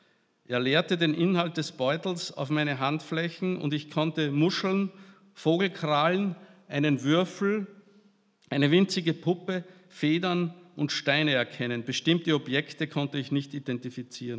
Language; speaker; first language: German; native; German